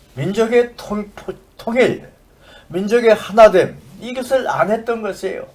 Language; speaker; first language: Korean; native; Korean